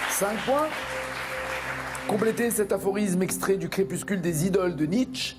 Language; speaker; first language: French; native; French